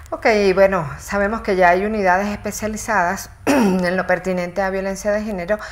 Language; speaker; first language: Spanish; native; Spanish